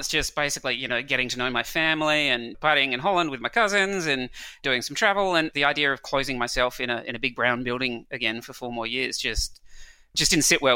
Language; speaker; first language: English; native; English